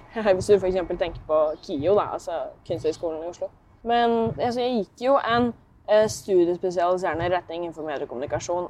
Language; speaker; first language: Norwegian; native; Norwegian